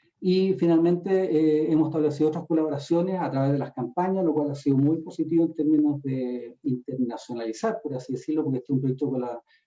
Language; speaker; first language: Spanish; native; Spanish